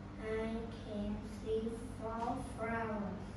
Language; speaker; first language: English; non-native, learner; Vietnamese